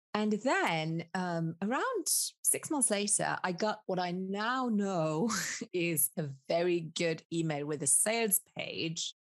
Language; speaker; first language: English; early bilingual, other home language; Spanish